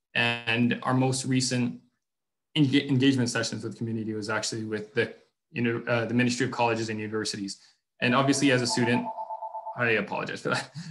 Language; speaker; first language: English; non-native, fluent; French